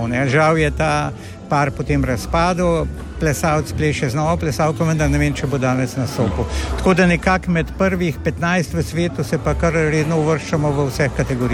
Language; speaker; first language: Slovenian; native; Slovenian